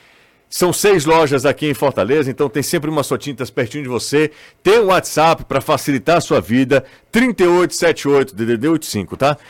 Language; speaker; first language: Portuguese; native; Portuguese